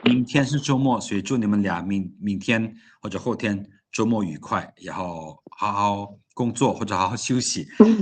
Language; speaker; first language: Chinese; non-native, fluent; Lao